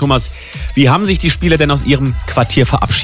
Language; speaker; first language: German; native; German